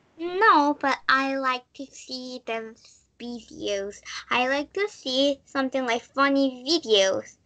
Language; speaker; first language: English; non-native, learner; Korean